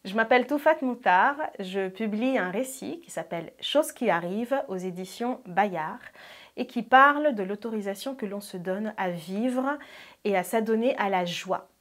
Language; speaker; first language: French; non-native, local second language; Ngazidja Comorian